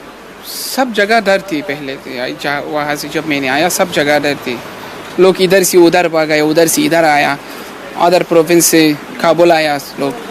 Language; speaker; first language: Hindi; non-native, learner; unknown